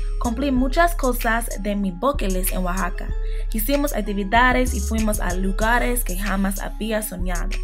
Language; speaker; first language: Spanish; non-native, learner; English